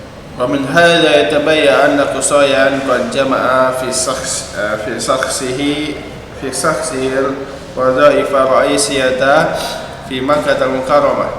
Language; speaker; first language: Arabic; non-native, fluent; Indonesian